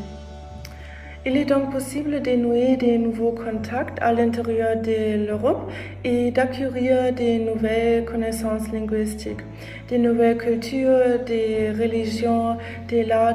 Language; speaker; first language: French; non-native, fluent; German